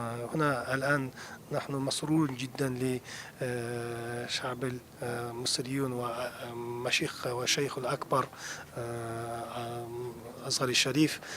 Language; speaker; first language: Arabic; non-native, learner; Kazakh